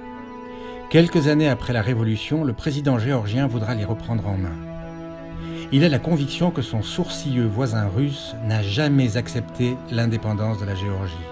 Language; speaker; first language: French; native; French